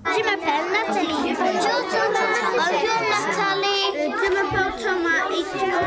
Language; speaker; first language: French; non-native, learner; English